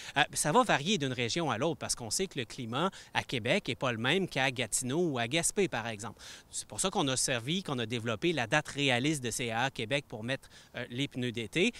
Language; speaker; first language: French; native; French